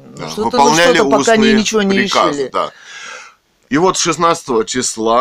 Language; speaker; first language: Russian; native; Russian